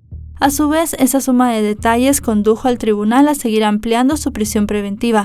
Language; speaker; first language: Spanish; native; Spanish